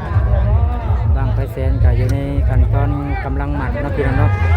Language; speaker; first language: Thai; non-native, local second language; Lao